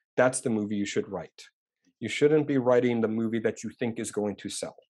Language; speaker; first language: English; native; English